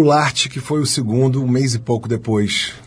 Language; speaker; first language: Portuguese; native; Portuguese